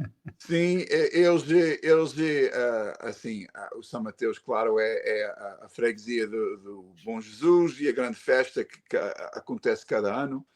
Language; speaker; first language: Portuguese; early bilingual, heritage; Portuguese